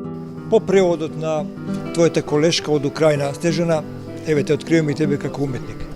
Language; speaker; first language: Macedonian; native; Macedonian